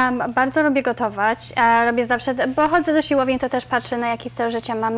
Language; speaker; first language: Polish; early bilingual, other home language; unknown